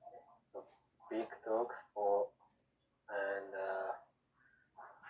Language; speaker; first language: English; non-native, learner; Korean